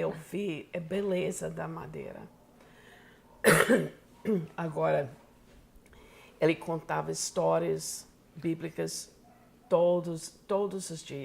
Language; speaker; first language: Portuguese; non-native, fluent; English